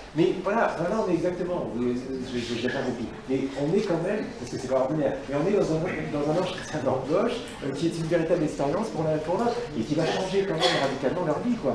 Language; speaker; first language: French; native; French